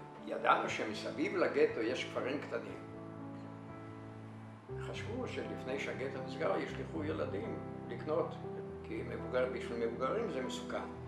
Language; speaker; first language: Hebrew; non-native, fluent; Yiddish